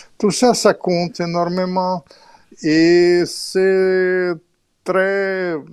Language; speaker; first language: French; non-native, fluent; Russian